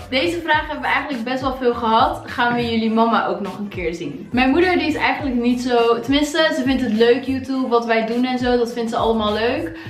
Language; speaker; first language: Dutch; early bilingual, other home language; Arabic